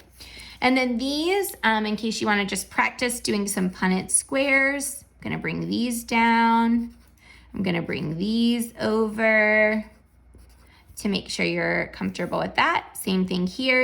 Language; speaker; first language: English; native; English